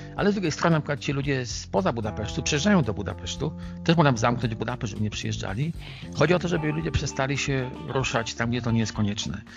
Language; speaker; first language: Polish; native; Polish